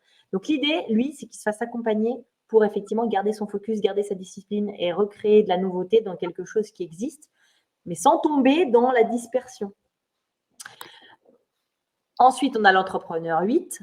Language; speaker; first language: French; native; French